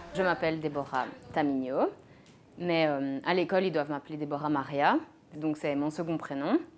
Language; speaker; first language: French; native; French